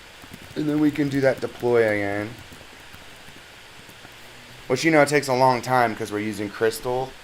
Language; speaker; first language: English; native; English